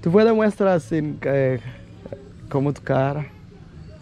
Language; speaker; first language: Spanish; non-native, learner; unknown